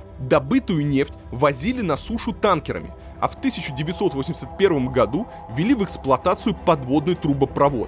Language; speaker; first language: Russian; native; Russian